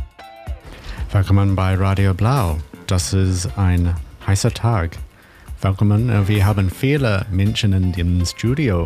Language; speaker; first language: German; non-native, learner; English